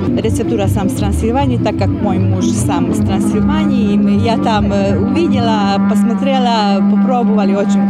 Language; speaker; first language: Russian; non-native, local second language; Ukrainian